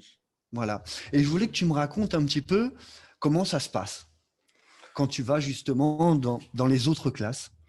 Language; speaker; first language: French; native; French